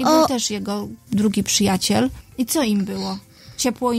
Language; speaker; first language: Polish; native; Polish